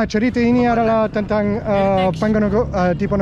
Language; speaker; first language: Indonesian; non-native, learner; English